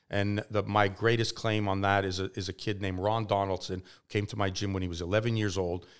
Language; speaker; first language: English; native; English